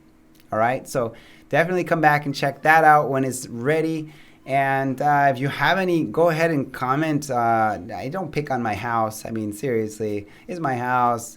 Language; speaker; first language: English; native; English